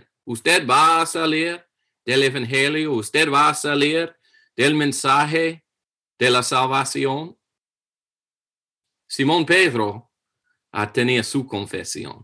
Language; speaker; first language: Spanish; non-native, fluent; English